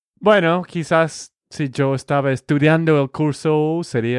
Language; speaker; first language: Spanish; non-native, fluent; English